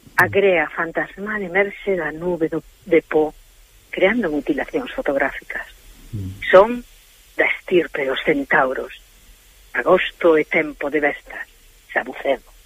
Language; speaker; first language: Galician; native; Galician